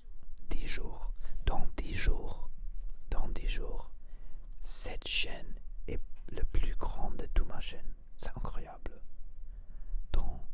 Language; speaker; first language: French; non-native, learner; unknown